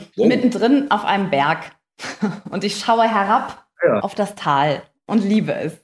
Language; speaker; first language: German; native; German